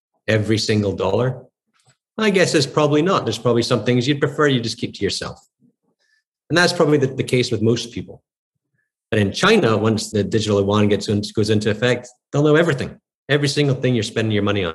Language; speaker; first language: English; native; English